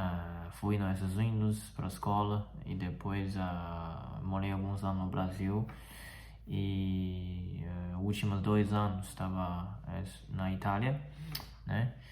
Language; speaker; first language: Portuguese; non-native, fluent; Chinese